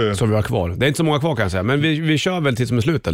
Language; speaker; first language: Swedish; native; Swedish